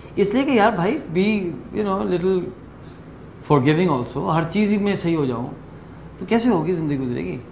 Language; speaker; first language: Urdu; native; Urdu